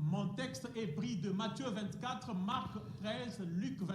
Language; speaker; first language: French; non-native, fluent; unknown